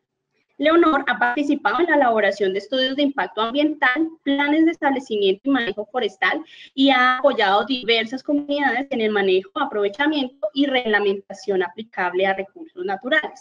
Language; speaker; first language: Spanish; native; Spanish